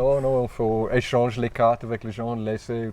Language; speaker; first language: French; non-native, fluent; English